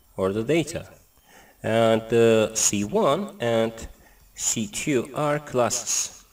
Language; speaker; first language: English; non-native, learner; Turkish